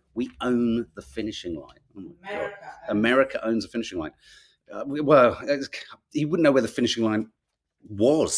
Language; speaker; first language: English; native; English